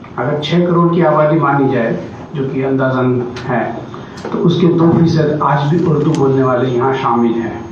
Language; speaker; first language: Urdu; native; Urdu